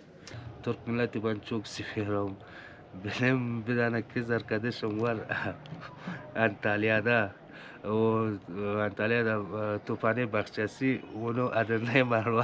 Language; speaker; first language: Turkish; non-native, learner; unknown